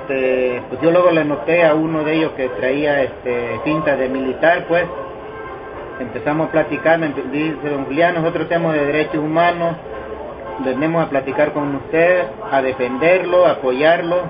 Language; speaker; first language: Spanish; native; Spanish